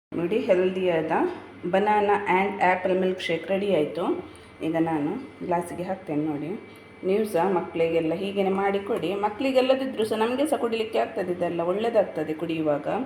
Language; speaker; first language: Kannada; non-native, local second language; Tulu